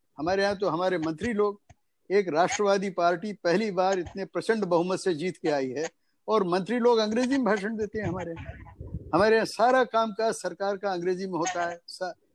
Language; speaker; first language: Hindi; native; Hindi